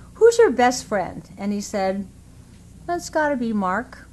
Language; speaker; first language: English; native; English